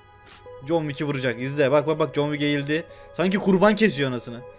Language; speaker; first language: Turkish; native; Turkish